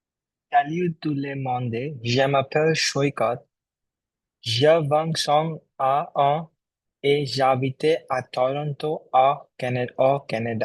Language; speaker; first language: French; non-native, learner; Bangla